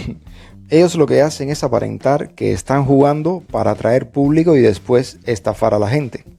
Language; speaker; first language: Spanish; native; Spanish